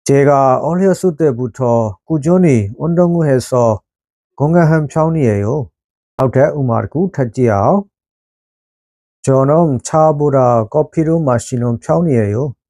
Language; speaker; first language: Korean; non-native, fluent; Burmese